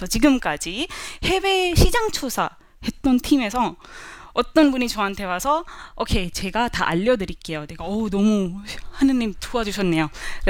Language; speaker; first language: Korean; non-native, fluent; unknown